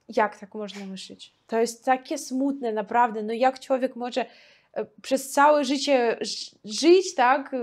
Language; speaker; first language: Polish; non-native, fluent; Russian